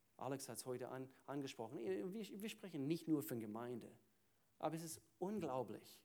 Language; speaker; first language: German; non-native, fluent; English